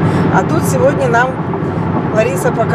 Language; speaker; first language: Russian; native; Russian